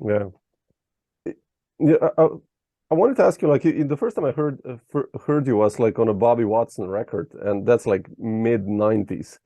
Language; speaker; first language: English; non-native, fluent; Slovenian